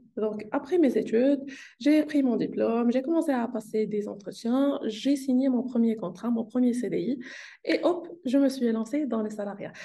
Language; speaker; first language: French; non-native, local second language; Arabic